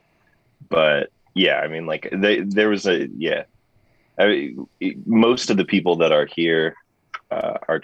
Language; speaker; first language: English; native; English